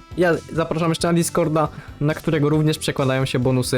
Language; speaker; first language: Polish; native; Polish